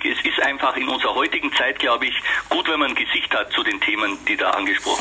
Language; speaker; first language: German; native; German